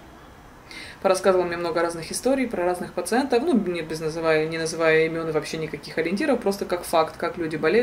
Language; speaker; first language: Russian; native; Russian